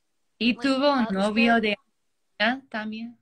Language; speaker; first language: Spanish; non-native, learner; English